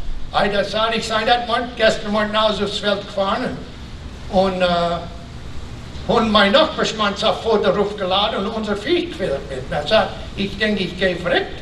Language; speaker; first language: German; early bilingual, heritage; German